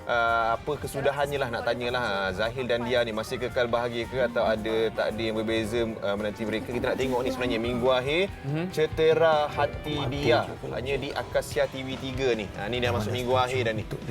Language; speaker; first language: Malay; native; Malay